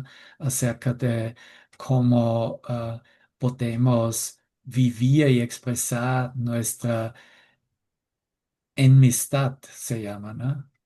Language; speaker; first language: Spanish; non-native, fluent; German